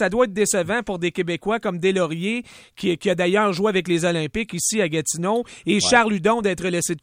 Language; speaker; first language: French; native; French